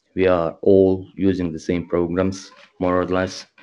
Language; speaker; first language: English; non-native, learner; Croatian